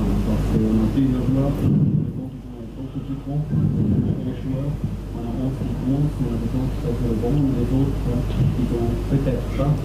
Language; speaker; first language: French; non-native, fluent; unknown